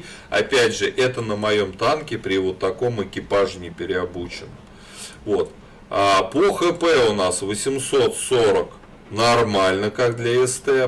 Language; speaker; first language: Russian; native; Russian